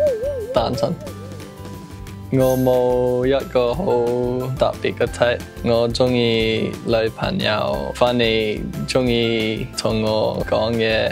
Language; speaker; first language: Cantonese; early bilingual, heritage; English